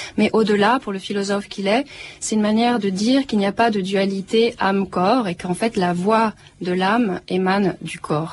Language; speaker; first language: French; native; French